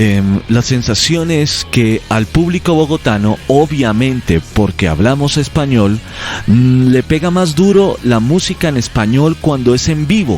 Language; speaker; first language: Spanish; native; Spanish